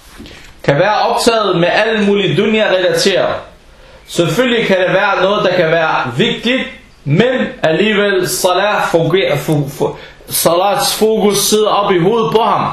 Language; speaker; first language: Danish; early bilingual, other home language; Arabic